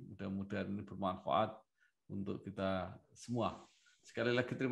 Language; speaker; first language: Indonesian; native; Indonesian